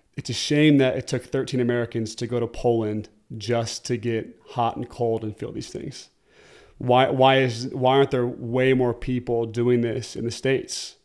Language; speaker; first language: English; native; English